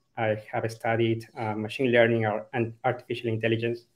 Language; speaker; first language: English; non-native, fluent; Spanish